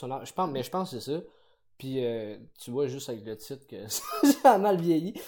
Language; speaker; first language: French; native; French